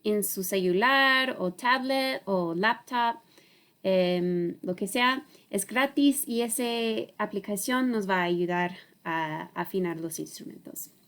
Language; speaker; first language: Spanish; non-native, learner; English